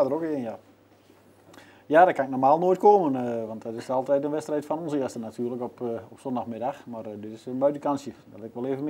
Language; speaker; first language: Dutch; native; Dutch